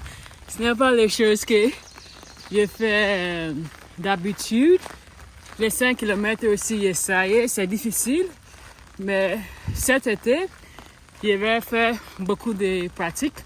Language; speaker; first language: French; non-native, learner; English